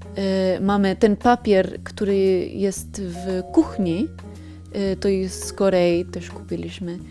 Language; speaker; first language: Polish; non-native, learner; Spanish